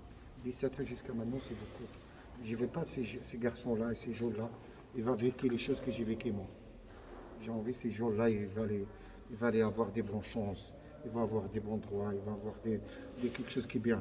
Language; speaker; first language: French; non-native, fluent; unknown